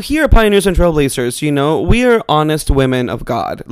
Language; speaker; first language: English; non-native, fluent; Spanish